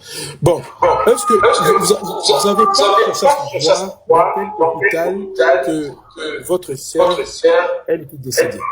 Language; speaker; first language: French; non-native, local second language; Lingala